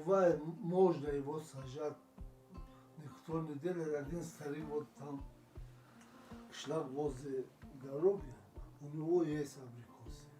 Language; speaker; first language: Russian; non-native, local second language; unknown